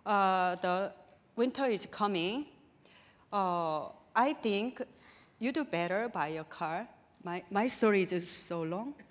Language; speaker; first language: English; non-native, learner; Korean